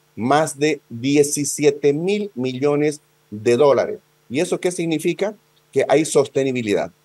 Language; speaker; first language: Spanish; native; Spanish